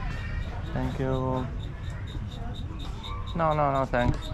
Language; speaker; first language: English; non-native, learner; Latvian